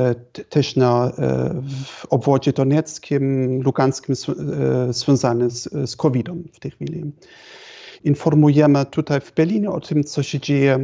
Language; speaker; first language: Polish; non-native, fluent; German